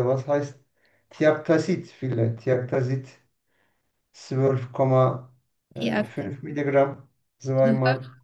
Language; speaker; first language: German; non-native, learner; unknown